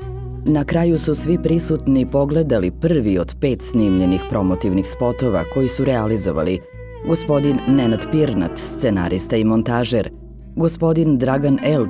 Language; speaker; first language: Serbian; native; Serbian